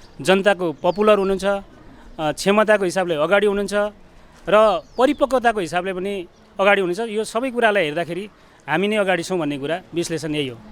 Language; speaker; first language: Nepali; native; Nepali